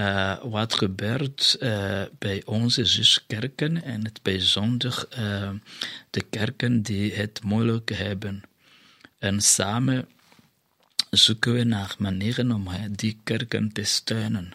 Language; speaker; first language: Dutch; non-native, fluent; Kinyarwanda